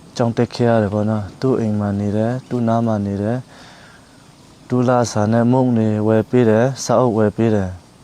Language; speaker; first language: Burmese; non-native, local second language; Hakha Chin